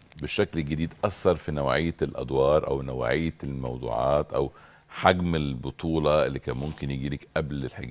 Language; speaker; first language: Arabic; native; Arabic